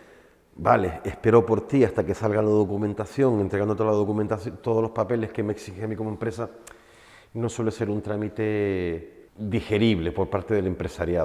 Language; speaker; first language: Spanish; native; Spanish